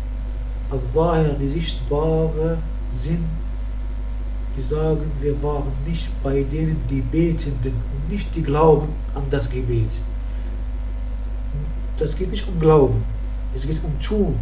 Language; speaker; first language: German; non-native, learner; Arabic